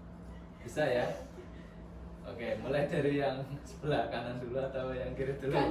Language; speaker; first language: Indonesian; native; Indonesian